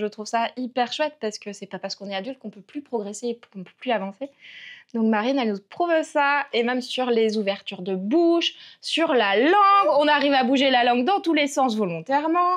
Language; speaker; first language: French; native; French